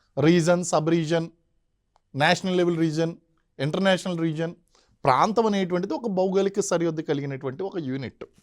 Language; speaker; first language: Telugu; native; Telugu